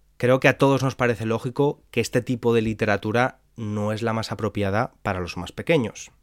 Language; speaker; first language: Spanish; native; Spanish